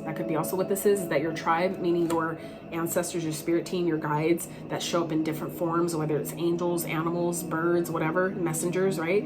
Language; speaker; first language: English; native; English